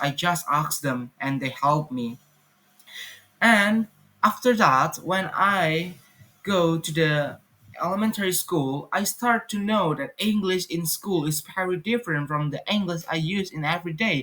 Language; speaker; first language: English; non-native, fluent; Indonesian